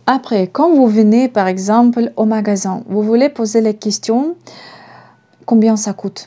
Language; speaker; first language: French; non-native, fluent; Russian